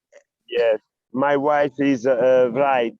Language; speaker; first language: English; non-native, learner; Italian